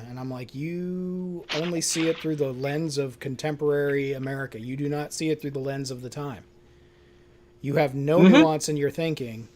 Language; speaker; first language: English; native; English